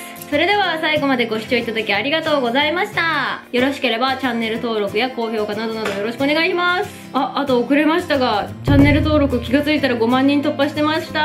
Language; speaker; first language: Japanese; native; Japanese